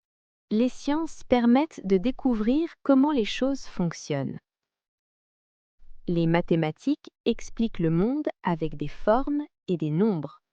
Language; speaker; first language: French; non-native, local second language; Arabic